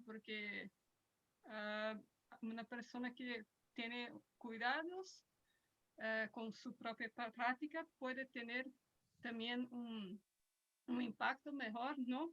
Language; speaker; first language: Spanish; non-native, fluent; Portuguese